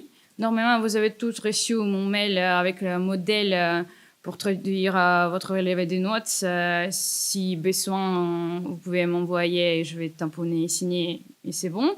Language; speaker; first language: French; non-native, fluent; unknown